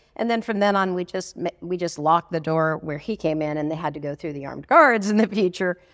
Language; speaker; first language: English; native; English